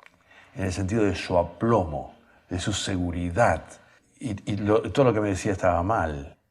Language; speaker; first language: Spanish; native; Spanish